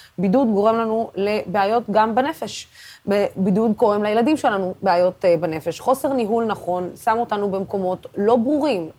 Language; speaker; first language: Hebrew; non-native, local second language; Arabic